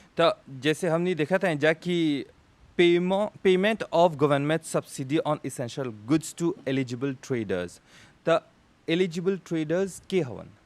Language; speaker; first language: Bhojpuri; non-native, local second language; Morisyen